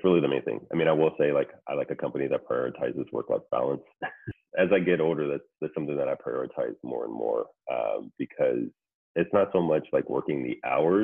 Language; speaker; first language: English; native; English